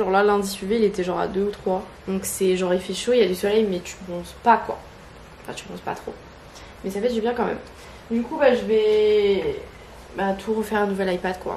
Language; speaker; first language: French; native; French